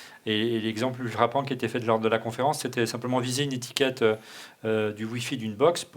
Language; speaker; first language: French; native; French